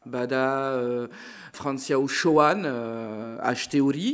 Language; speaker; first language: Basque; non-native, local second language; French